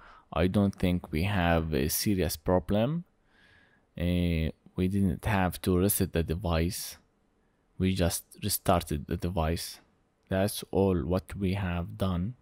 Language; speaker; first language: English; non-native, fluent; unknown